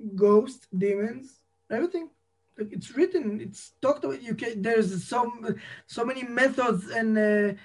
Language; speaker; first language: English; non-native, fluent; Hebrew